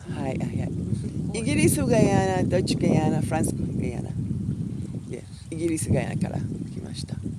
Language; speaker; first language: Japanese; non-native, learner; English